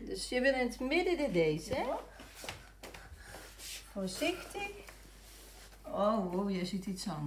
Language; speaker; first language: Dutch; native; Dutch